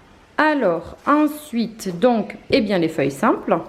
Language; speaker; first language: French; native; French